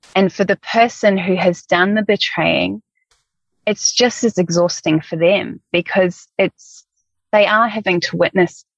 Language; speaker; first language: English; native; English